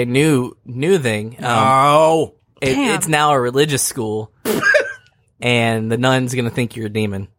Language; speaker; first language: English; native; English